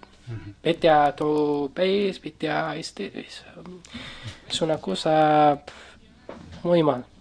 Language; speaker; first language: Spanish; non-native, learner; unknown